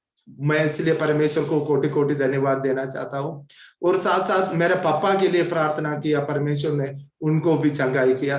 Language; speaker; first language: Hindi; non-native, local second language; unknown